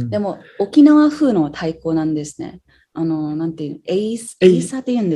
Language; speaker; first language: Japanese; non-native, fluent; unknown